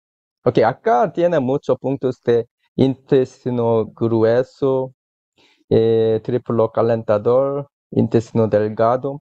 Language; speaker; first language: Spanish; non-native, learner; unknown